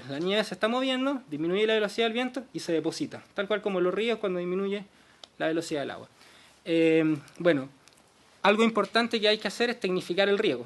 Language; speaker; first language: Spanish; native; Spanish